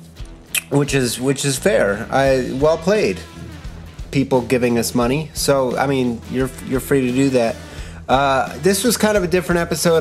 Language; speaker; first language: English; native; English